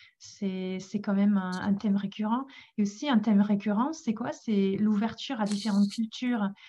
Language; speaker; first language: French; non-native, fluent; English